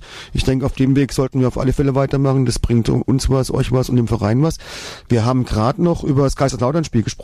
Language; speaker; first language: German; native; German